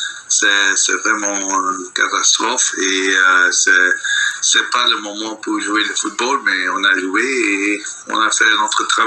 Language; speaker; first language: French; non-native, local second language; Dutch